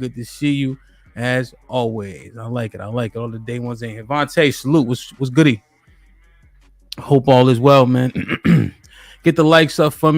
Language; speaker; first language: English; native; English